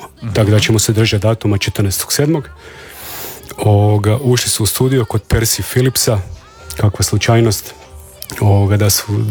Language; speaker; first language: Serbian; native; Serbian